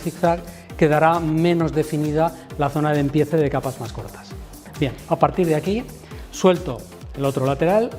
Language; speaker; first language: Spanish; native; Spanish